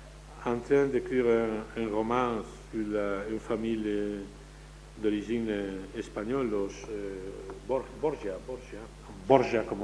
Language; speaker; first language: French; non-native, fluent; Spanish